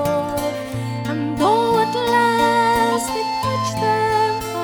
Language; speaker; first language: English; native; English